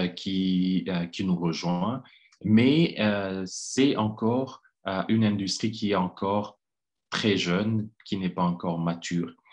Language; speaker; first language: French; non-native, local second language; Kinyarwanda